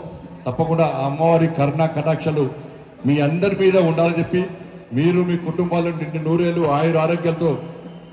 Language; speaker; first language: Telugu; native; Telugu